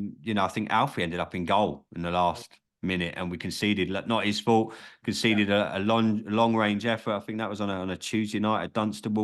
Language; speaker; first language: English; native; English